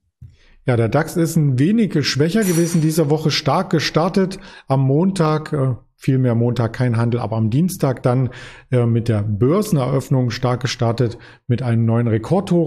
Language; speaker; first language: German; native; German